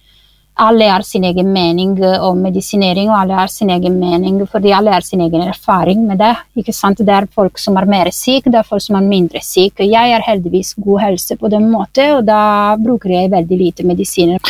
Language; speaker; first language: Norwegian; non-native, fluent; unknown